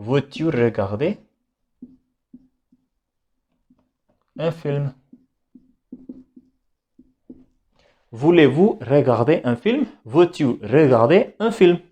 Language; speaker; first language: French; non-native, fluent; Hindi